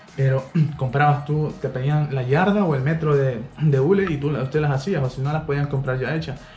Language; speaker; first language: Spanish; native; Spanish